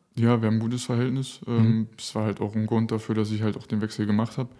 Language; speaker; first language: German; native; German